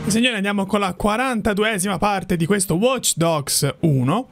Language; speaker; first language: Italian; native; Italian